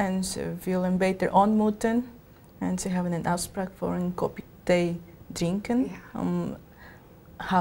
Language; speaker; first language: Dutch; non-native, learner; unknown